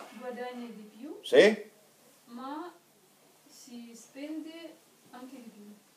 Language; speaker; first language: Italian; non-native, learner; Russian